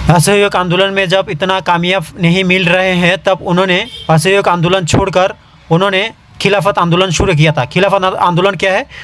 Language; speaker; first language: Hindi; non-native, local second language; Bangla